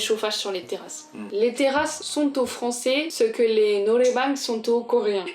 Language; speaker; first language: French; native; French